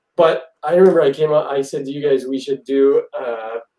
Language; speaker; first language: English; native; English